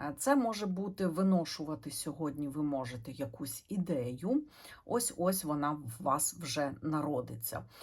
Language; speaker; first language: Ukrainian; non-native, local second language; Russian